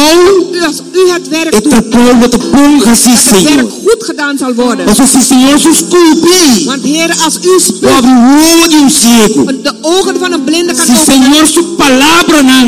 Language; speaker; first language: Dutch; non-native, local second language; Papiamento